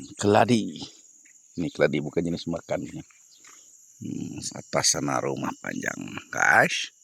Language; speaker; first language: Malay; non-native, local second language; Iban